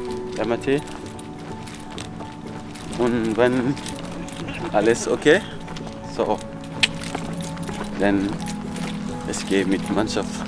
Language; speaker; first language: German; non-native, learner; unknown